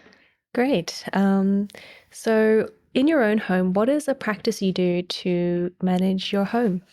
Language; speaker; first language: English; native; English